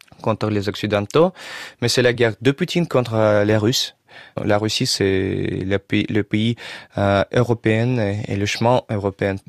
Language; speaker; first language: French; non-native, learner; Russian